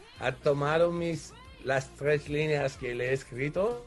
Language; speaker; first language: Spanish; non-native, fluent; French